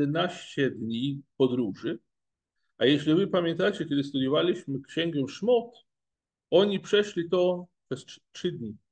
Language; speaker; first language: Polish; non-native, fluent; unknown